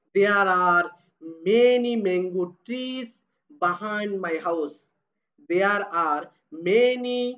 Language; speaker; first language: English; non-native, local second language; Bangla